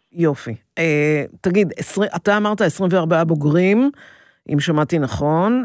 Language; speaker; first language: Hebrew; native; Hebrew